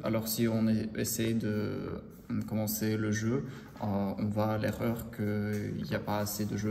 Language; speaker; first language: French; non-native, learner; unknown